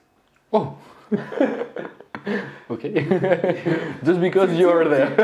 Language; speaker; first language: English; non-native, learner; French